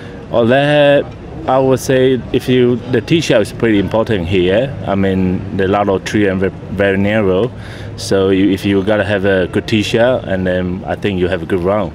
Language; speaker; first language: English; non-native, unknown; Chinese